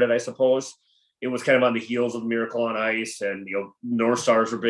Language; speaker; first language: English; native; English